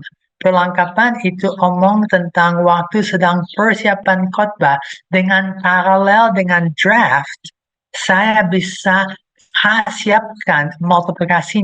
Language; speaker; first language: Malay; non-native, fluent; English